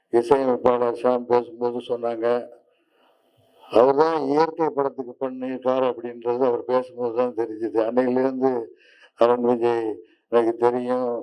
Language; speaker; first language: Tamil; native; Tamil